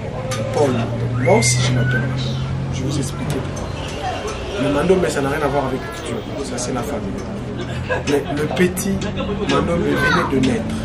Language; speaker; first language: French; non-native, local second language; Kongo